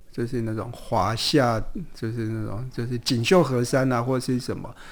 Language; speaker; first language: Chinese; native; Chinese